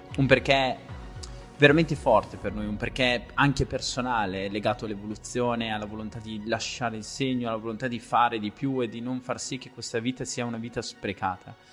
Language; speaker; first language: Italian; early bilingual, other home language; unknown